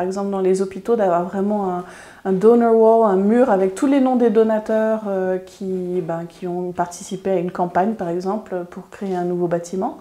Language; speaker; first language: French; native; French